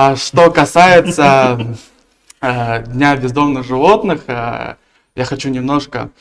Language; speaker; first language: Russian; non-native, local second language; Tuvinian